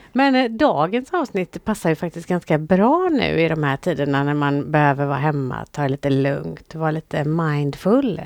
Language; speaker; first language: Swedish; native; Swedish